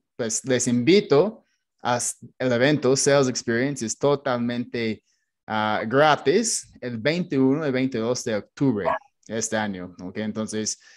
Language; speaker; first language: Spanish; non-native, fluent; English